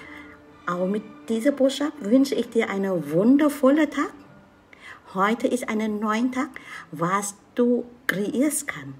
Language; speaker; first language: German; non-native, learner; Vietnamese